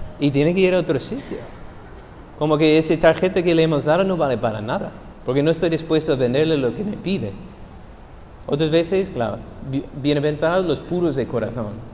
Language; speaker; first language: Spanish; non-native, fluent; English